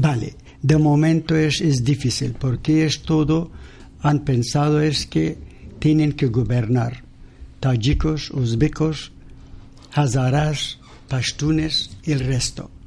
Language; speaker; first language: Spanish; non-native, learner; Persian